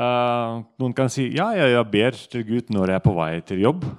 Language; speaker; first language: Norwegian; non-native, fluent; Russian